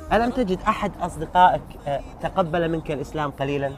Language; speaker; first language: Arabic; native; Arabic